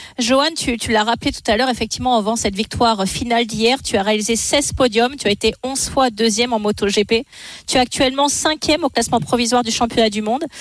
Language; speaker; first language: French; native; French